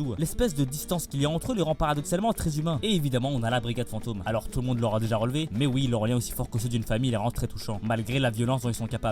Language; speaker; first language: French; native; French